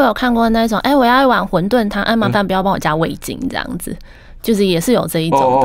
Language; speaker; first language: Chinese; native; Chinese